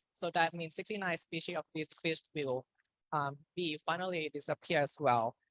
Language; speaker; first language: English; non-native, fluent; Thai